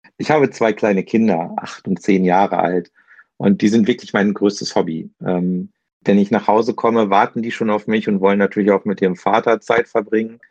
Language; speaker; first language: German; native; German